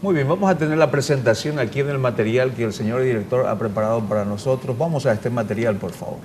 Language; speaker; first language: Spanish; native; Spanish